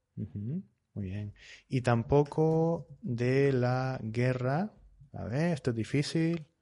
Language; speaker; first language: Spanish; native; Spanish